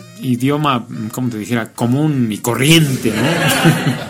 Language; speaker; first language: Spanish; native; Spanish